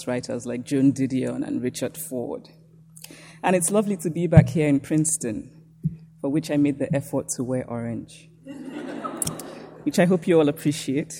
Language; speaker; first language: English; native; English